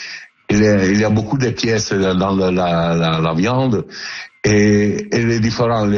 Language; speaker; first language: French; non-native, learner; Italian